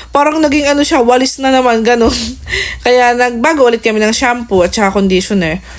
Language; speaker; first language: Filipino; native; Filipino